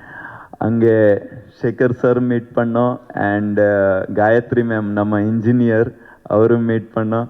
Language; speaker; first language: Tamil; non-native, learner; Kannada